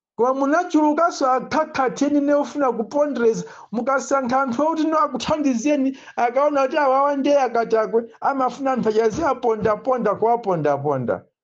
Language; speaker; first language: Nyanja; native; Nyanja